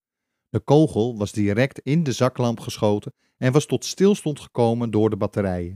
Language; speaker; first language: Dutch; native; Dutch